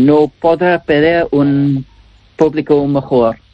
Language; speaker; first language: Spanish; non-native, learner; English